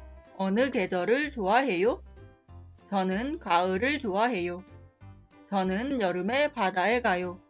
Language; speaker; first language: Korean; non-native, fluent; Spanish